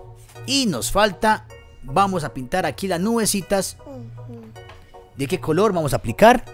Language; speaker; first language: Spanish; native; Spanish